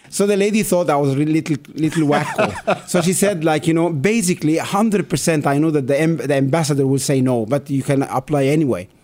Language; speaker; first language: English; non-native, fluent; Arabic